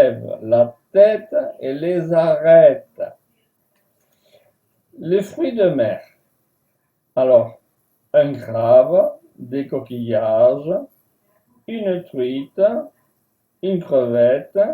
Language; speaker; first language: French; non-native, fluent; Spanish